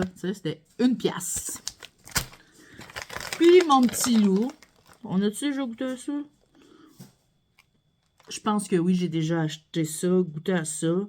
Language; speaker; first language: French; native; French